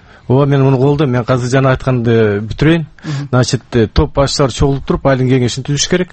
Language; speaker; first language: Kyrgyz; native; Kyrgyz